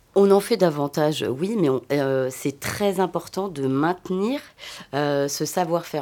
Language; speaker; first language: French; native; French